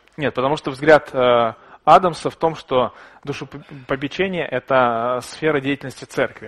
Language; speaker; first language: Russian; native; Russian